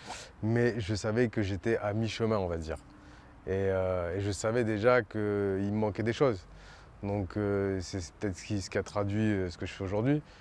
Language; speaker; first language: French; native; French